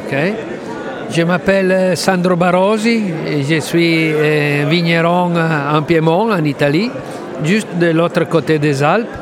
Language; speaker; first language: French; non-native, fluent; Italian